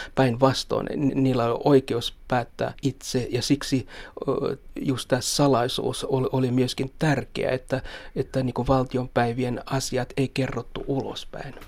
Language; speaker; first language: Finnish; non-native, local second language; Swedish